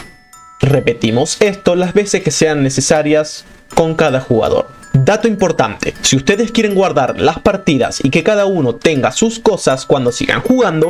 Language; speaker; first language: Spanish; native; Spanish